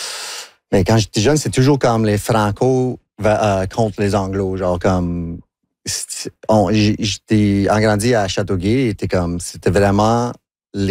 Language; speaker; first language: French; non-native, local second language; English